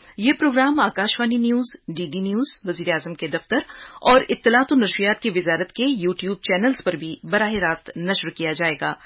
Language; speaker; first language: Urdu; native; Urdu